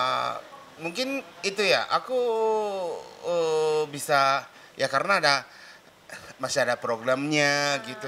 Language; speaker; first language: Indonesian; non-native, fluent; Japanese